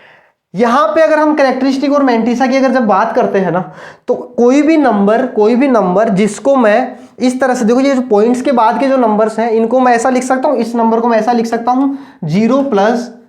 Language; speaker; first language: Hindi; native; Hindi